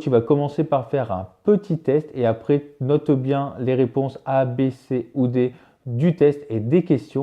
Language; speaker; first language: French; native; French